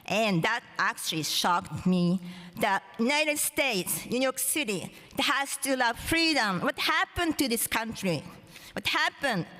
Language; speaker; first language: English; non-native, fluent; Japanese